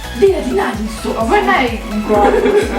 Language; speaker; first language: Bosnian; early bilingual, heritage; Serbian